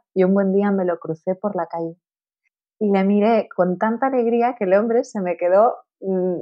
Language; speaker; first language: Spanish; native; Spanish